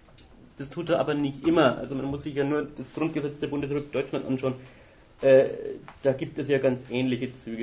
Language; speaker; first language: German; native; German